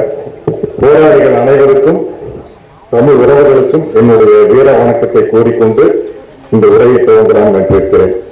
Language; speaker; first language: Tamil; native; Tamil